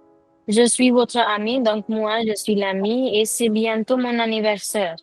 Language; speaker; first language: French; non-native, fluent; Hindi